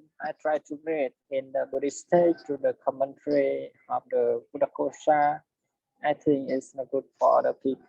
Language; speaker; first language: English; non-native, learner; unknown